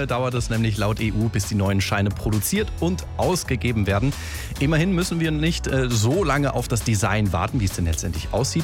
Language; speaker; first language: German; native; German